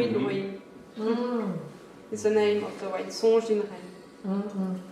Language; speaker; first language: English; non-native, learner; French